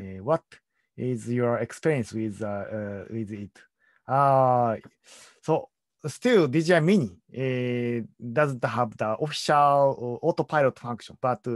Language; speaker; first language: English; non-native, learner; Japanese